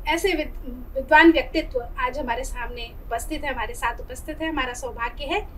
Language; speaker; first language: Hindi; native; Hindi